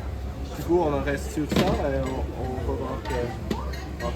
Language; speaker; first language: French; non-native, learner; German